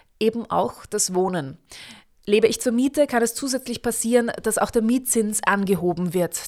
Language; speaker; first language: German; native; German